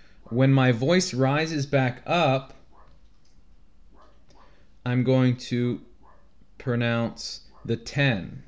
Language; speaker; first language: English; native; English